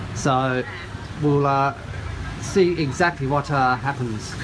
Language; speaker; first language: English; native; English